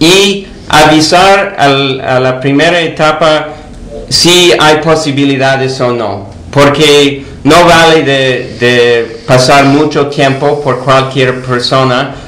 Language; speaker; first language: Spanish; non-native, fluent; English